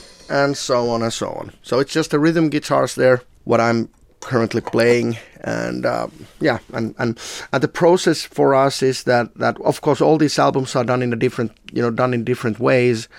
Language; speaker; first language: English; non-native, fluent; Finnish